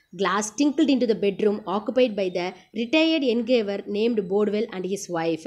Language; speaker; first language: English; non-native, local second language; Tamil